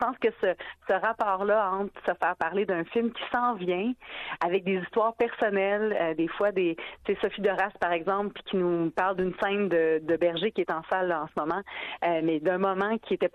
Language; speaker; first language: French; native; French